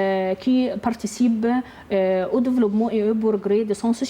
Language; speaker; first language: French; non-native, learner; Arabic